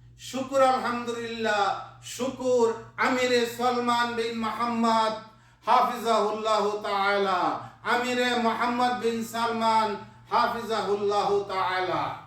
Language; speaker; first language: Arabic; non-native, learner; Bangla